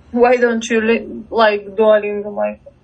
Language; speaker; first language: English; non-native, fluent; Russian